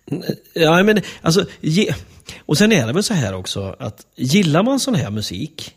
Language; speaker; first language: Swedish; native; Swedish